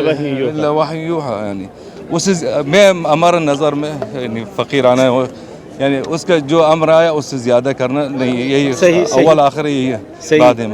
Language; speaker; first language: Hindi; non-native, learner; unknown